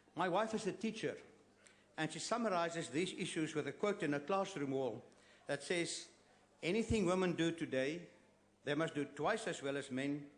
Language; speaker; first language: English; non-native, local second language; Afrikaans